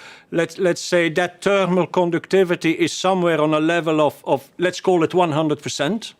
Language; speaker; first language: English; non-native, fluent; Dutch